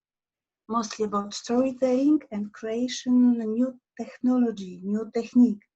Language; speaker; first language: English; non-native, learner; Polish